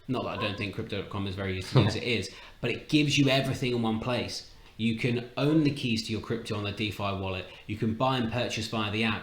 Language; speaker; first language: English; native; English